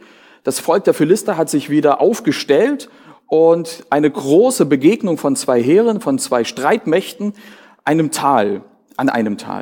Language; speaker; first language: German; native; German